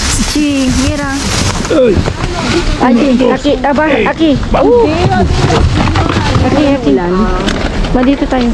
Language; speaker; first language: Spanish; non-native, learner; Filipino